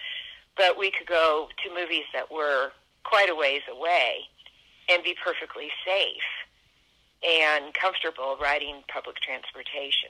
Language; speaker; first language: English; native; English